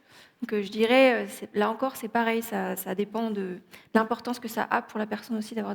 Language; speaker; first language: French; native; French